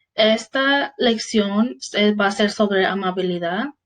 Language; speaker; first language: Spanish; early bilingual, heritage; Spanish